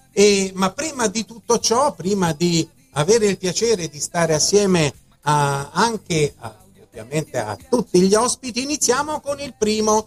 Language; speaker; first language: Italian; native; Italian